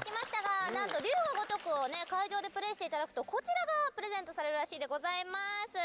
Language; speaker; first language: Japanese; native; Japanese